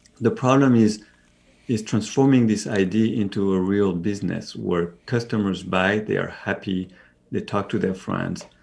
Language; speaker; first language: English; non-native, fluent; French